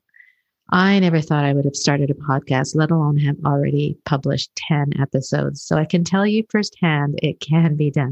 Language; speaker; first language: English; native; English